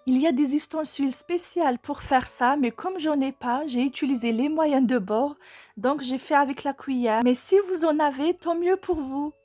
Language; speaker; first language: French; non-native, local second language; Arabic